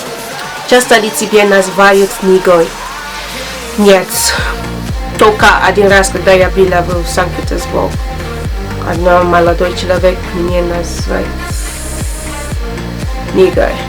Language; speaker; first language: Russian; non-native, learner; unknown